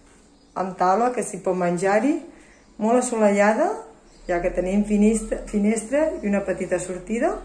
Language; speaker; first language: Catalan; native; Catalan